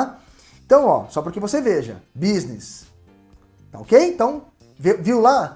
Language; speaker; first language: Portuguese; native; Portuguese